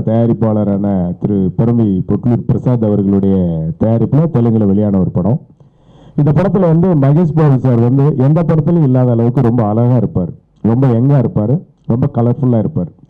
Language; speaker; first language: Tamil; native; Tamil